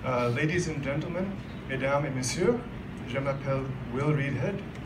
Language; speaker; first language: French; non-native, learner; English